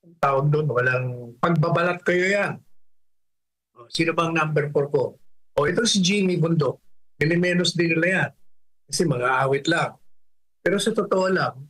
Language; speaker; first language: Filipino; native; Filipino